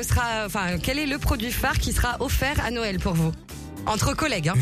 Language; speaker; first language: French; native; French